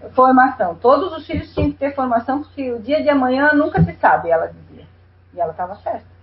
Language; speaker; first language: Portuguese; non-native, fluent; Spanish